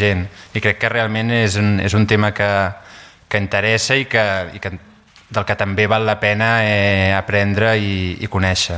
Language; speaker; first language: Catalan; native; Catalan